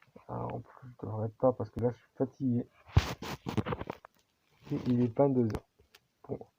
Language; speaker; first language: French; native; French